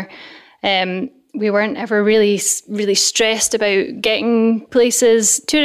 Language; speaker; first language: English; native; English